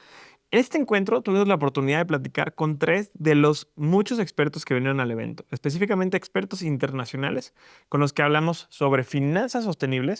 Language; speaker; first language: Spanish; native; Spanish